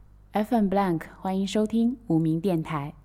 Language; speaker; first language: Chinese; native; Chinese